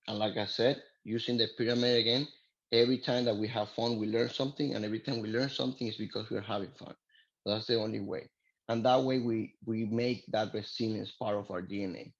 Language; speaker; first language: English; non-native, fluent; Spanish